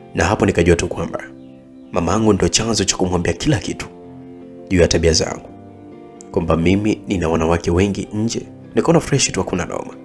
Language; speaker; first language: Swahili; native; Swahili